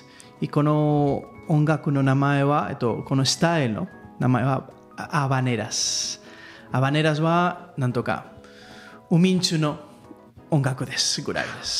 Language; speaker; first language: Japanese; non-native, learner; Catalan